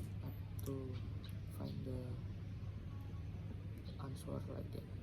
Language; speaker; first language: English; non-native, learner; Indonesian